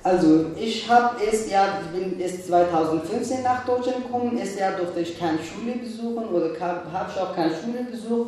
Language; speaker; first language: German; non-native, fluent; Kurdish